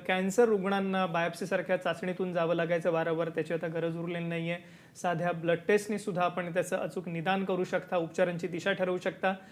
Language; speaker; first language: Marathi; native; Marathi